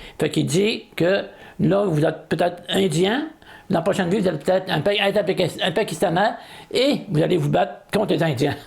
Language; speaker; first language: French; native; French